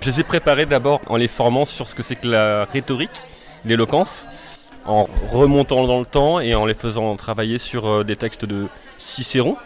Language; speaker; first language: French; native; French